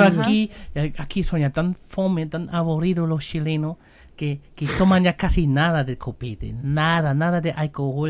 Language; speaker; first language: Spanish; non-native, learner; German